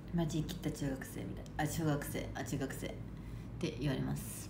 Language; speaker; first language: Japanese; native; Japanese